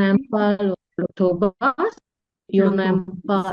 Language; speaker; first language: French; non-native, learner; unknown